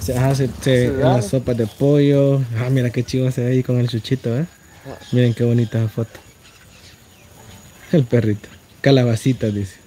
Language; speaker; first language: Spanish; native; Spanish